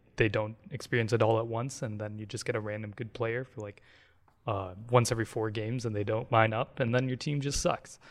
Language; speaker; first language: English; native; English